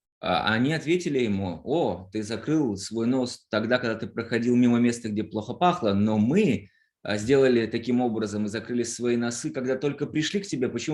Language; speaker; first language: Russian; native; Russian